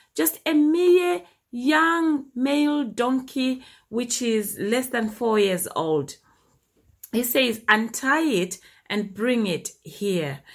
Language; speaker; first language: English; non-native, local second language; Shona